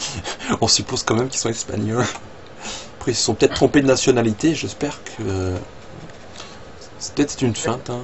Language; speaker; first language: French; native; French